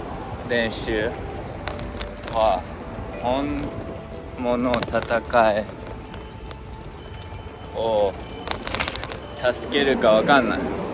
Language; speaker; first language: Japanese; non-native, learner; English